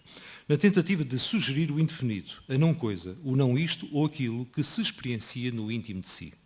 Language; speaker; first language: Portuguese; native; Portuguese